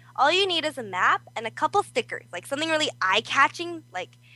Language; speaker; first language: English; early bilingual, other home language; Korean